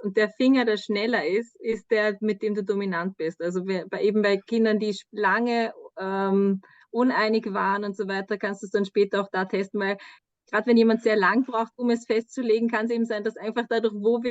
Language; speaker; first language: German; native; German